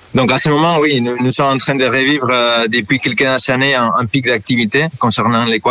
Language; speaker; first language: French; non-native, fluent; Spanish